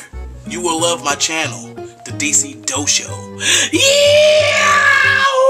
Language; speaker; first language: English; native; English